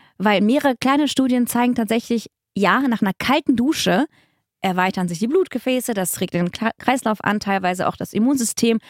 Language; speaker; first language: German; early bilingual, other home language; Russian